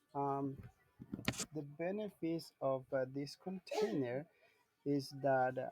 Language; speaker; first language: English; non-native, learner; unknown